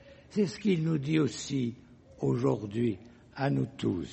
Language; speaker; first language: French; native; French